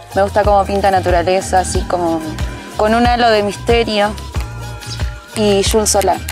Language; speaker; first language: Spanish; native; Spanish